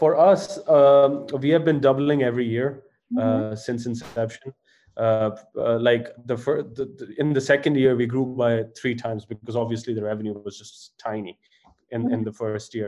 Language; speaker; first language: English; non-native, local second language; Punjabi